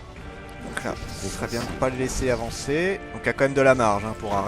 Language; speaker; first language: French; native; French